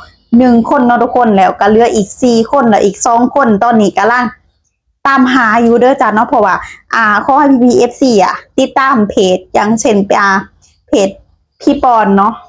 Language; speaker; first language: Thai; non-native, local second language; Lao